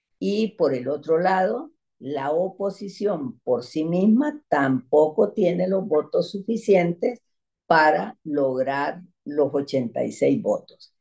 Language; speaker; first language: Spanish; native; Spanish